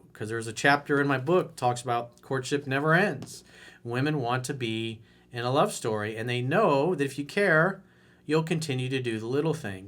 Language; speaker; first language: English; native; English